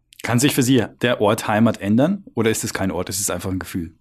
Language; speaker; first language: German; native; German